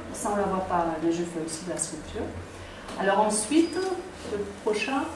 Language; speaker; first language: French; non-native, fluent; German